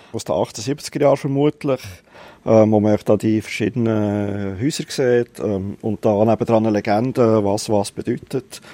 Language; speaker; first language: German; native; German